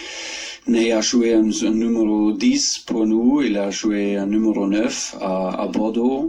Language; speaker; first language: French; non-native, fluent; German